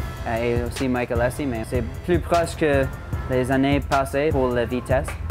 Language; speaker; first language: French; non-native, local second language; English